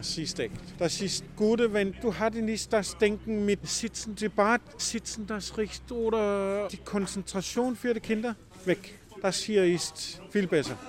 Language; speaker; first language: German; non-native, learner; Danish